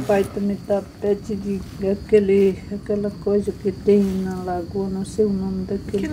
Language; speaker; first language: Portuguese; non-native, local second language; Guarani